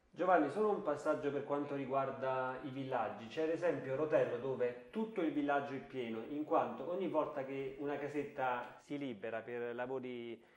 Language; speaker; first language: Italian; native; Italian